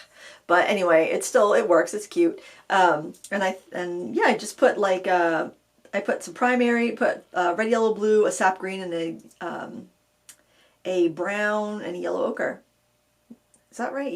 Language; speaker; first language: English; native; English